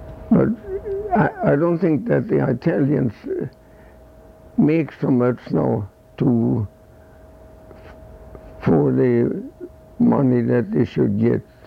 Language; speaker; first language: English; non-native, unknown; Swedish